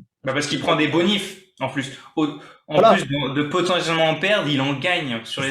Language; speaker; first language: French; native; French